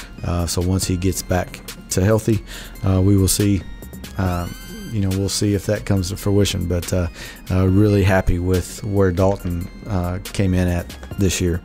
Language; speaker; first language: English; native; English